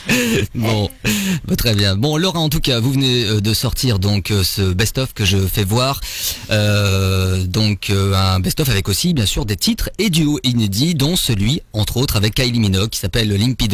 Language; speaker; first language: French; native; French